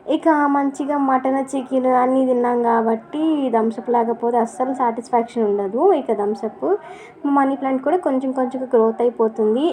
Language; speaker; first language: Telugu; non-native, local second language; Urdu